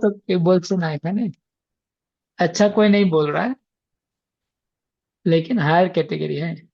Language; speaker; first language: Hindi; non-native, local second language; Bangla